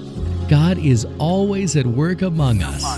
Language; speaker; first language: English; native; English